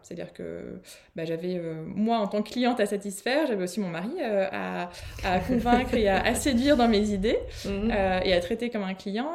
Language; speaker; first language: French; native; French